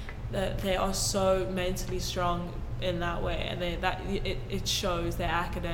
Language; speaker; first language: English; native; English